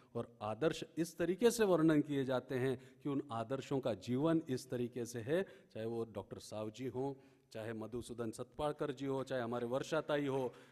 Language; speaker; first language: Hindi; non-native, local second language; Marathi